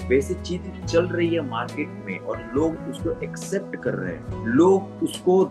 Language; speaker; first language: Hindi; non-native, local second language; Marathi